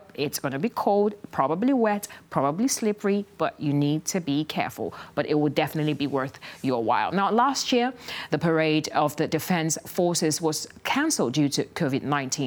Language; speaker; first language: English; non-native, local second language; Akan